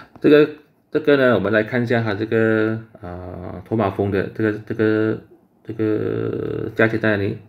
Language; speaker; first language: Chinese; native; Chinese